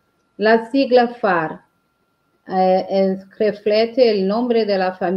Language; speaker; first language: Portuguese; non-native, learner; Spanish